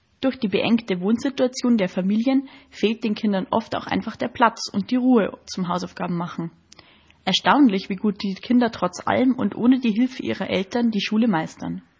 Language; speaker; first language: German; native; German